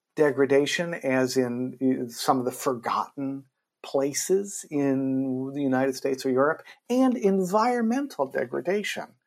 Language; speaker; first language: English; native; English